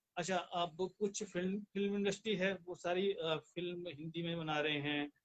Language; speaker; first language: Hindi; native; Hindi